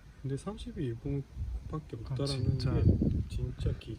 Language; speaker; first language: Korean; non-native, fluent; Japanese